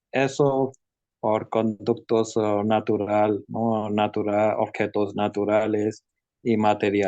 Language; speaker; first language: Spanish; non-native, learner; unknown